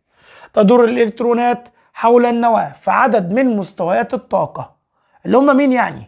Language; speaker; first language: Arabic; native; Arabic